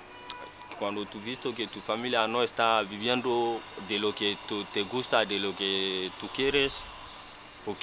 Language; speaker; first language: Spanish; non-native, learner; Bambara